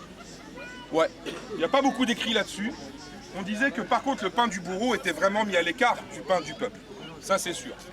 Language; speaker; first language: French; native; French